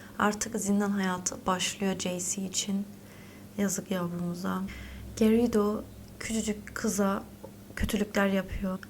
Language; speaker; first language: Turkish; early bilingual, heritage; Turkish